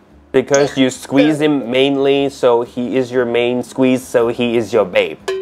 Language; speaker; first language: English; non-native, local second language; Cantonese